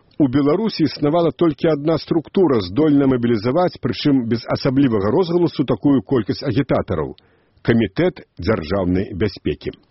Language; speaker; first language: Belarusian; native; Belarusian